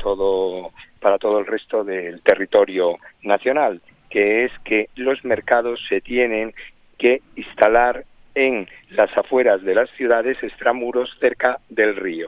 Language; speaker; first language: Spanish; native; Spanish